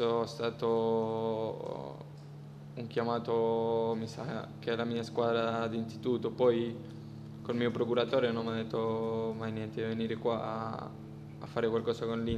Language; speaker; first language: Italian; non-native, fluent; Spanish